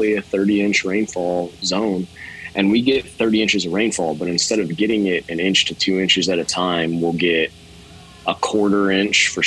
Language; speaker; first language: English; native; English